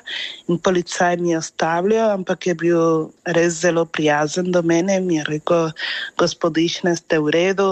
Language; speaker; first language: Slovenian; non-native, fluent; Spanish